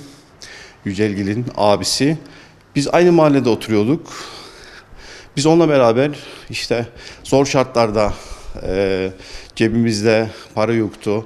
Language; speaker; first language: Turkish; native; Turkish